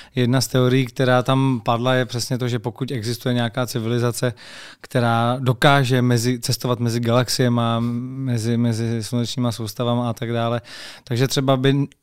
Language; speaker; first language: Czech; native; Czech